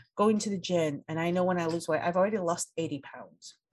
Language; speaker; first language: English; native; English